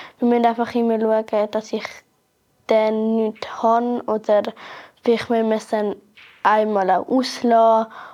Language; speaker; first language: German; native; German